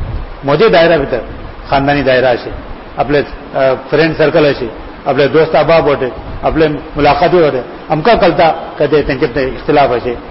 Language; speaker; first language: Marathi; non-native, local second language; Urdu